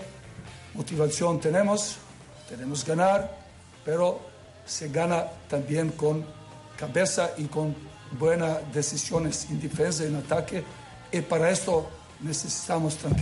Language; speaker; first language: Spanish; non-native, learner; Serbian